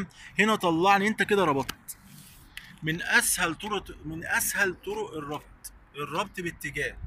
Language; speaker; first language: Arabic; native; Arabic